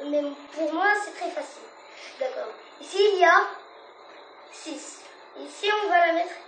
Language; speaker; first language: French; non-native, learner; Arabic